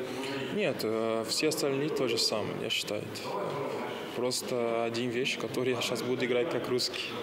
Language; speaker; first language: Russian; non-native, learner; Portuguese